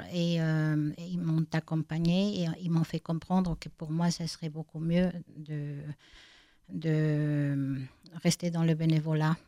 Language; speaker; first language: French; non-native, fluent; Spanish